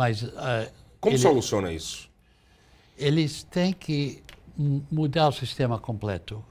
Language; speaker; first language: Portuguese; non-native, fluent; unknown